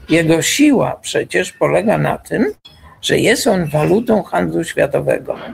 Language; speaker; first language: Polish; native; Polish